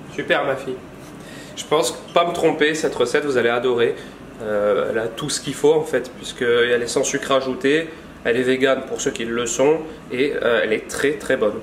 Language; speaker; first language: French; native; French